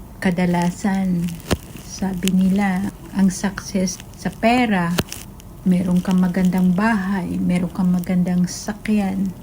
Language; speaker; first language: Filipino; native; Filipino